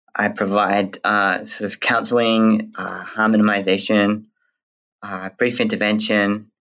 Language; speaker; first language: English; native; English